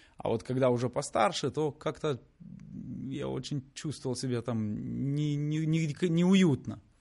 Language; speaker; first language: Russian; native; Russian